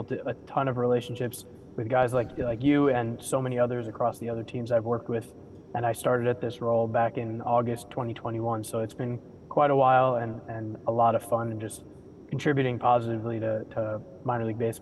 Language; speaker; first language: English; native; English